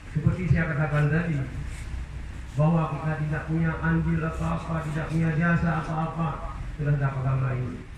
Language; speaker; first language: Indonesian; non-native, local second language; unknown